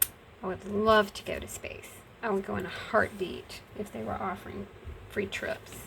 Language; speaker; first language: English; native; English